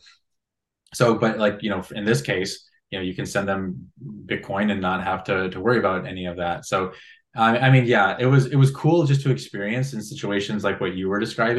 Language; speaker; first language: English; native; English